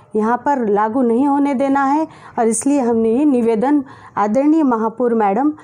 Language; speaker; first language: Hindi; native; Hindi